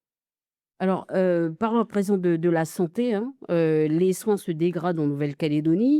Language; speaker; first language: French; native; French